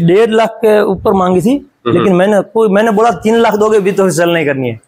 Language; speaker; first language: Hindi; non-native, local second language; Gujarati